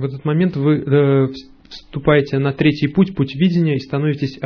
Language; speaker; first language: Russian; native; Russian